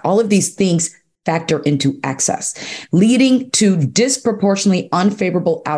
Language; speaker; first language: English; native; English